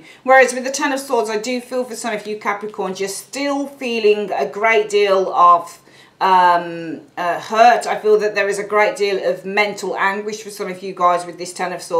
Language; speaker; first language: English; native; English